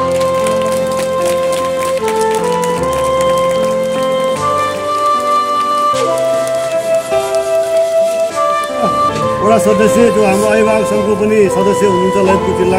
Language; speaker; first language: Nepali; native; Nepali